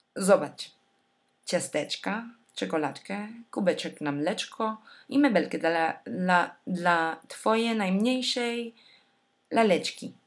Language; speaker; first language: Polish; non-native, learner; Spanish